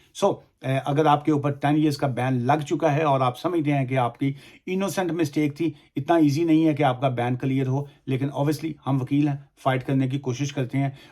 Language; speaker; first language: Urdu; non-native, local second language; Punjabi